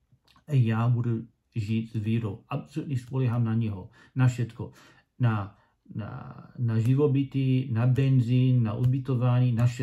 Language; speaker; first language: Czech; non-native, learner; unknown